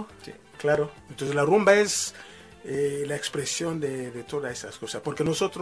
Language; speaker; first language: Spanish; non-native, fluent; Lingala